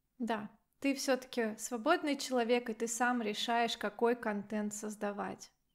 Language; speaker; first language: Russian; native; Russian